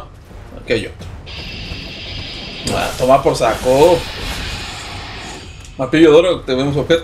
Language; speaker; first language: Spanish; native; Spanish